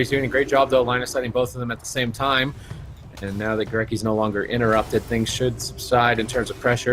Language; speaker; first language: English; native; English